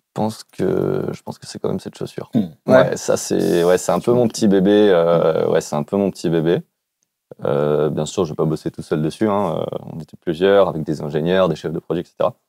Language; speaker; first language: French; native; French